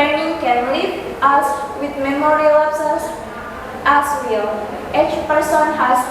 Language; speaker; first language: English; non-native, learner; Indonesian